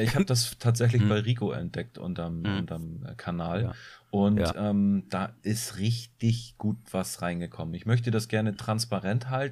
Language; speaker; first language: German; native; German